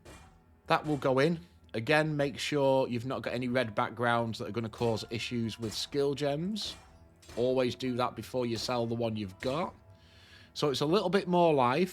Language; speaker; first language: English; native; English